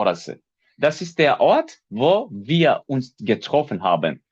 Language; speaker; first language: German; non-native, fluent; Turkish